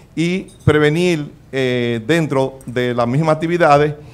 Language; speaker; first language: Spanish; native; Spanish